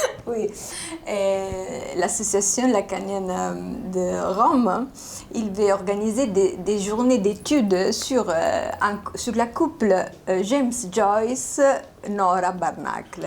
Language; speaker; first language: French; non-native, fluent; Italian